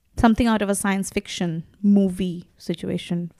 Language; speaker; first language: English; non-native, local second language; Bangla